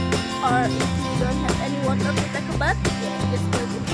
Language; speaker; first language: English; non-native, local second language; Indonesian